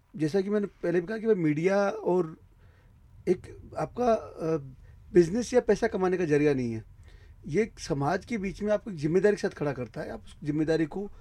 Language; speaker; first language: Hindi; native; Hindi